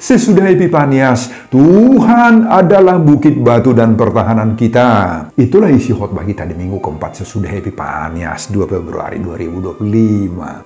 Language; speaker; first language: Indonesian; non-native, local second language; Batak Toba